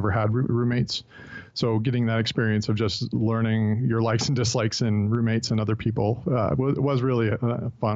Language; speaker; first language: English; native; English